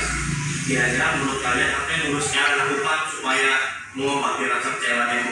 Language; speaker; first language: Indonesian; native; Indonesian